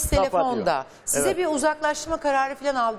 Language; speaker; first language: Turkish; native; Turkish